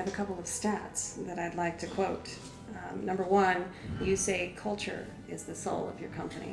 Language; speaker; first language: English; native; English